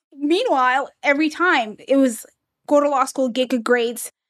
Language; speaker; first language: English; early bilingual, other home language; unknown